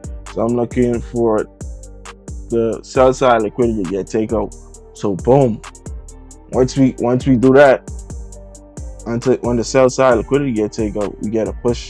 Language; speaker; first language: English; native; English